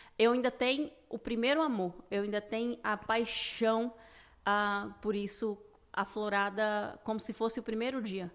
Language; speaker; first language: Portuguese; native; Portuguese